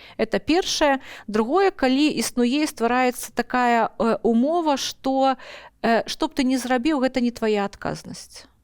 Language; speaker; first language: Belarusian; non-native, local second language; Russian